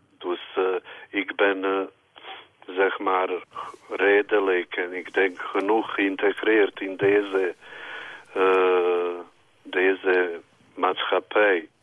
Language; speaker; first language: Dutch; non-native, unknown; Bosnian